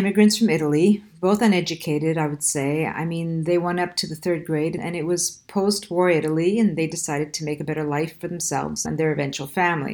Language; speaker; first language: English; early bilingual, other home language; Italian